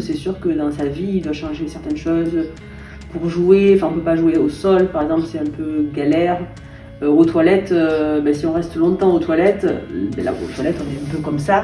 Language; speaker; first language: French; native; French